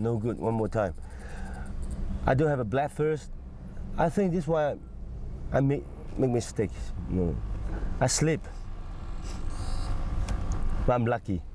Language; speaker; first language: English; non-native, fluent; Cantonese